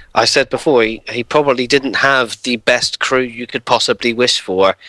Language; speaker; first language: English; native; English